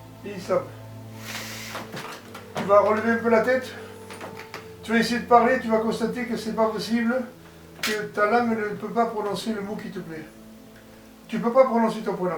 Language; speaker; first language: French; native; French